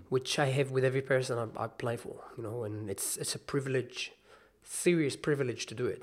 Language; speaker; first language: English; non-native, fluent; Hebrew